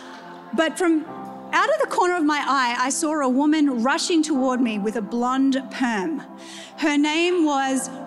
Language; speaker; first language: English; native; English